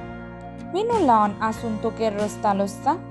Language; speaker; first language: Finnish; non-native, learner; Bangla